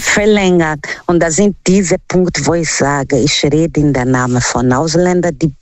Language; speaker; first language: German; non-native, learner; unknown